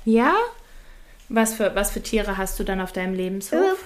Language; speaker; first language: German; native; German